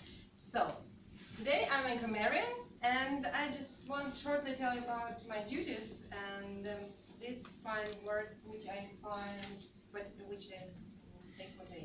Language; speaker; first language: English; non-native, fluent; Russian